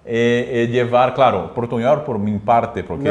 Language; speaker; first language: Spanish; non-native, learner; Portuguese